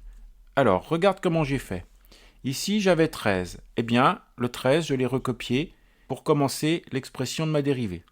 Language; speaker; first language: French; native; French